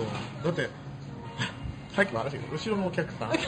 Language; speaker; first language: Japanese; native; Japanese